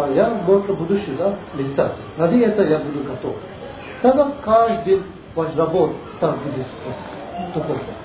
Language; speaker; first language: Russian; non-native, learner; Tibetan